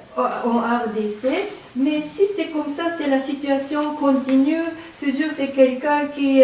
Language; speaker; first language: French; non-native, learner; Japanese